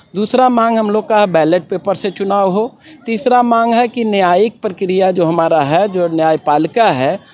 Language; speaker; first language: Hindi; native; Hindi